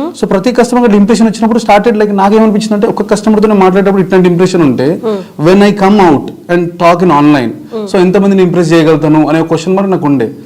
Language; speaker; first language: Telugu; native; Telugu